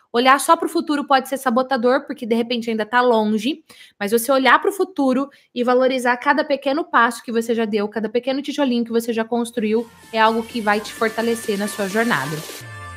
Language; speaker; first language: Portuguese; native; Portuguese